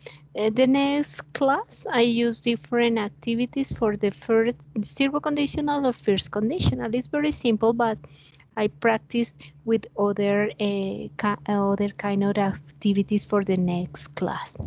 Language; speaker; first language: English; non-native, learner; Spanish